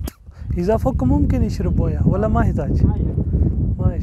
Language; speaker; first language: Arabic; non-native, learner; Urdu